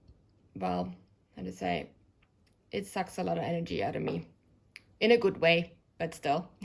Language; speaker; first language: English; non-native, fluent; German